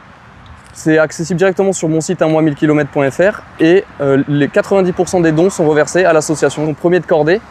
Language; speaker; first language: French; native; French